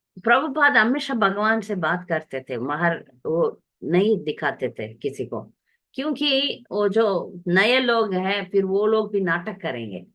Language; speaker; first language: Hindi; non-native, local second language; Tamil